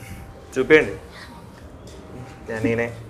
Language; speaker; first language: Telugu; native; Telugu